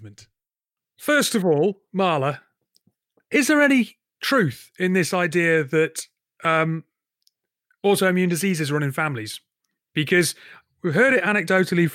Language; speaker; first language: English; native; English